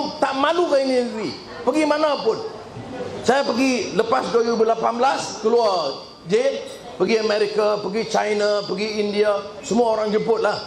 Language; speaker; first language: Malay; native; Malay